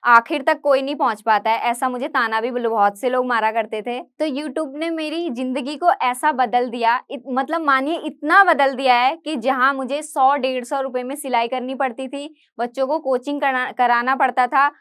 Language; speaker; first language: Hindi; native; Hindi